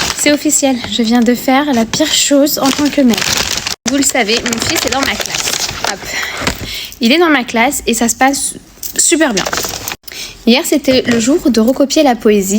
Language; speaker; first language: French; native; French